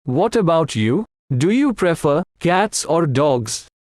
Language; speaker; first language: English; non-native, local second language; Hindi